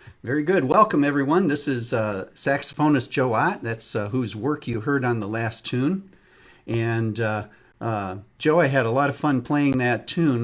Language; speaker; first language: English; native; English